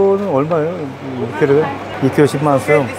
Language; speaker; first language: Korean; native; Korean